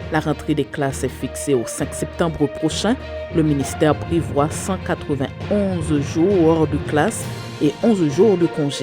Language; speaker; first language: French; non-native, local second language; Haitian Creole